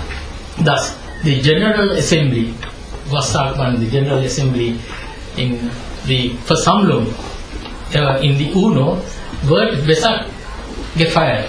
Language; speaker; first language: German; non-native, fluent; Sinhala